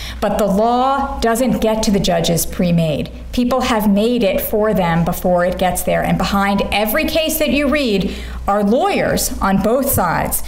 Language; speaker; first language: English; native; English